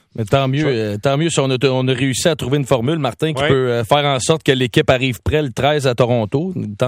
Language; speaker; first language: French; native; French